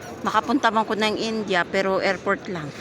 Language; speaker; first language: Filipino; non-native, local second language; Cebuano